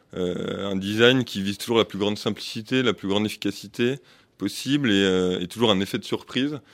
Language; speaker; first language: French; native; French